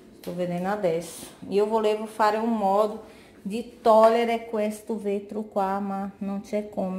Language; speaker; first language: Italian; non-native, fluent; Portuguese